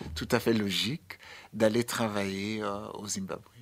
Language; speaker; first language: French; non-native, fluent; English